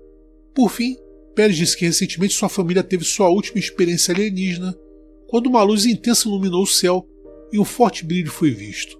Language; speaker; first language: Portuguese; native; Portuguese